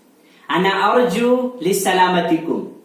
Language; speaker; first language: Arabic; non-native, fluent; Malayalam